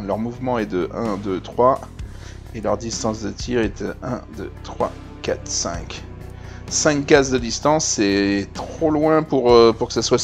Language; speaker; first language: French; native; French